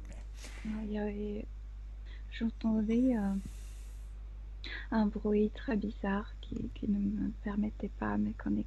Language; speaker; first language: French; non-native, fluent; Spanish